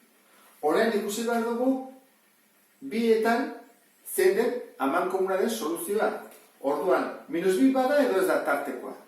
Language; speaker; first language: Basque; native; Basque